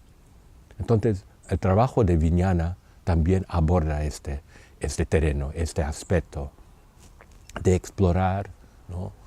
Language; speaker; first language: Spanish; non-native, fluent; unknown